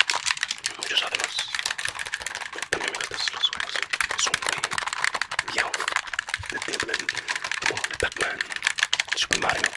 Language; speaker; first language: Spanish; non-native, fluent; English